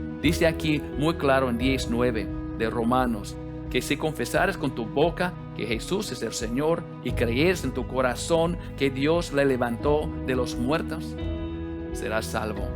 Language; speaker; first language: Spanish; non-native, learner; English